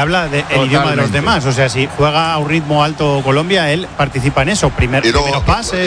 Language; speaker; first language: Spanish; native; Spanish